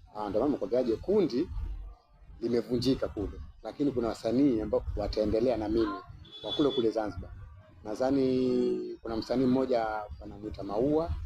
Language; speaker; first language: Swahili; native; Swahili